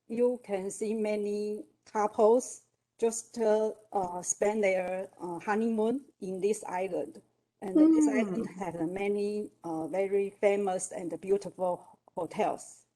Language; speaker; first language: English; non-native, learner; Chinese